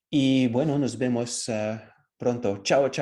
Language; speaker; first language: Spanish; non-native, fluent; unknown